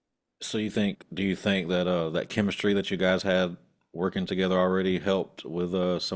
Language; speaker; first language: English; native; English